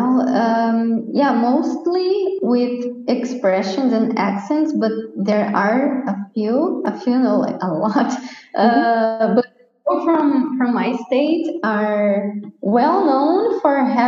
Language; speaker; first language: English; non-native, fluent; Portuguese